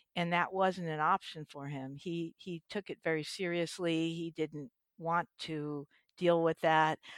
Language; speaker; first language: English; native; English